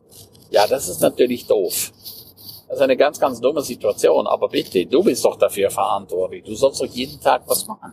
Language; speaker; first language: German; non-native, local second language; Romansh